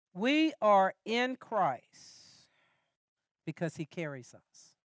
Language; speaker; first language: English; native; English